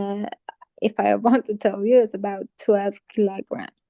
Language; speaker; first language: English; non-native, fluent; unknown